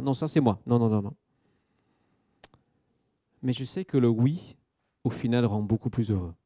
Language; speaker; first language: French; native; French